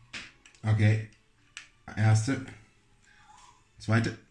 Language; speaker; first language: German; non-native, fluent; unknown